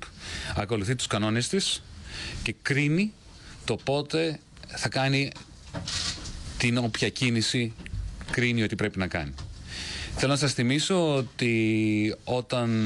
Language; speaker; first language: Greek; native; Greek